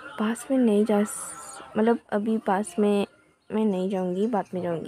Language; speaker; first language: Hindi; non-native, local second language; Kok Borok